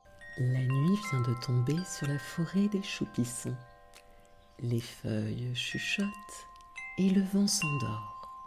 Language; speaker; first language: French; native; French